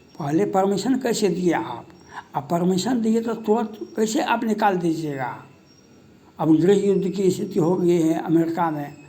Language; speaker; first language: Hindi; native; Hindi